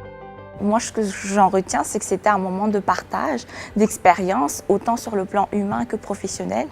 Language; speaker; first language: French; non-native, local second language; Malagasy